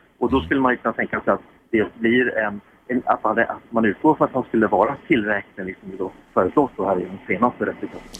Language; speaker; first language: Swedish; native; Swedish